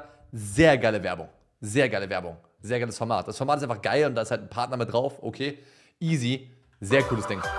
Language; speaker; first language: German; native; German